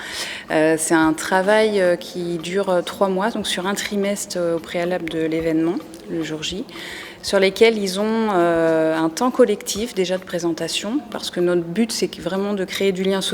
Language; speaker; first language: French; native; French